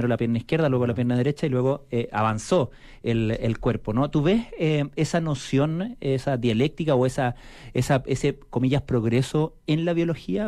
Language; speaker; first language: Spanish; native; Spanish